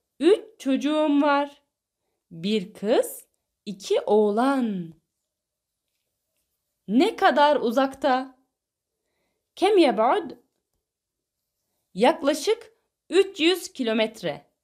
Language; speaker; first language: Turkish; non-native, fluent; Arabic